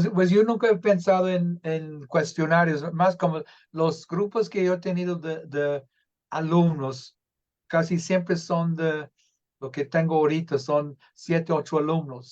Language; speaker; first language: Spanish; non-native, fluent; English